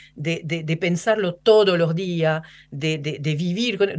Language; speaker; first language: Spanish; non-native, fluent; French